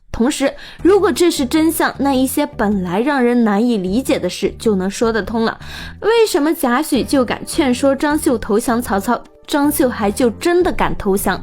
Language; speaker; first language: Chinese; native; Chinese